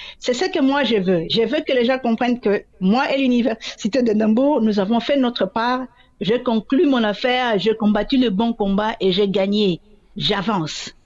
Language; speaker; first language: French; non-native, local second language; Swahili